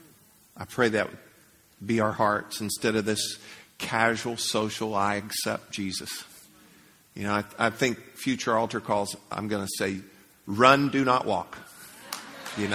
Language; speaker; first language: English; native; English